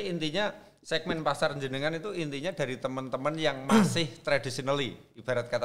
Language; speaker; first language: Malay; non-native, local second language; Javanese